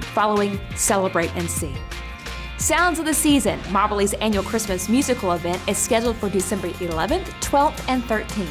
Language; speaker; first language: English; native; English